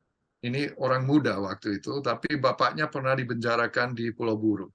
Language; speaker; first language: Indonesian; non-native, fluent; English